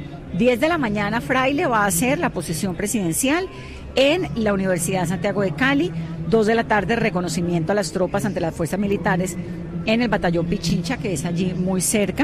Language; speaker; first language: Spanish; native; Spanish